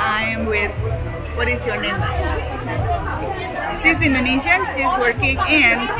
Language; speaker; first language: English; non-native, fluent; Indonesian